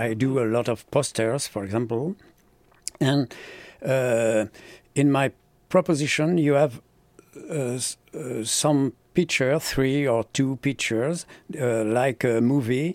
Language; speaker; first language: English; non-native, learner; French